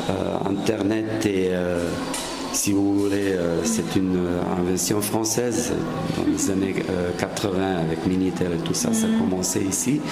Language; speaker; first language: French; non-native, fluent; Serbian